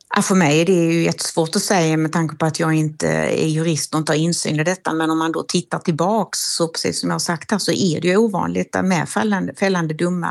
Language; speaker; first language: Swedish; native; Swedish